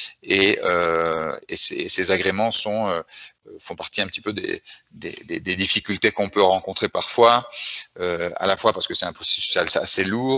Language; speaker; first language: French; native; French